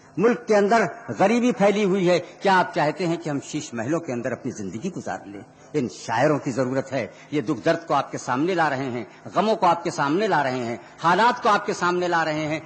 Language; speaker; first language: Urdu; native; Urdu